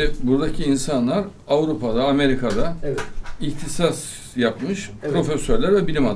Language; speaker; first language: Turkish; native; Turkish